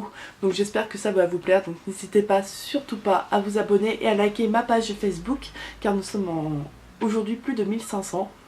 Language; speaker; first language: French; native; French